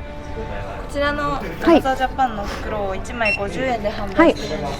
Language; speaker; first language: Japanese; native; Japanese